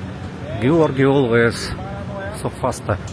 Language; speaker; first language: English; non-native, learner; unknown